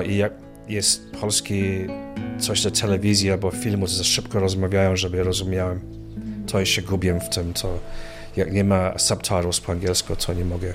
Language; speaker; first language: Polish; early bilingual, heritage; Polish